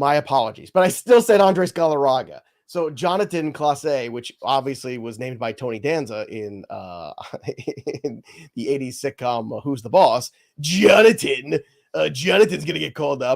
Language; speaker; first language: English; native; English